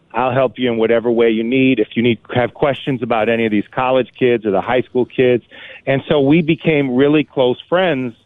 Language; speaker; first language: English; native; English